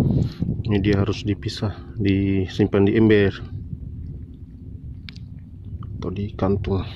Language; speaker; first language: Indonesian; non-native, local second language; Sundanese